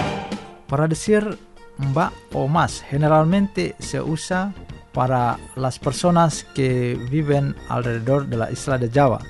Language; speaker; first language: Spanish; non-native, fluent; Indonesian